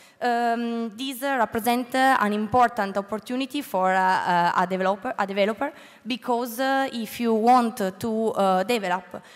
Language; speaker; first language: English; non-native, learner; Italian